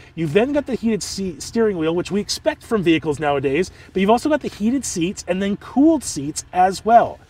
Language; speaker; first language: English; native; English